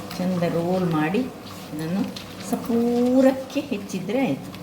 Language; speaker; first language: Kannada; non-native, local second language; Tulu